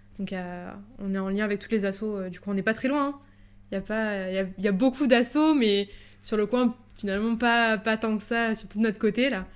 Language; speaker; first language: French; native; French